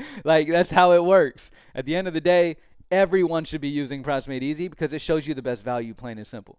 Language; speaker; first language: English; native; English